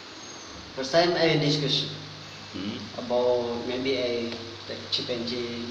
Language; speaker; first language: English; non-native, learner; Indonesian